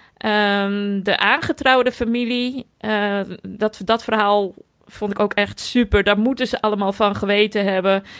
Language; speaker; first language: Dutch; native; Dutch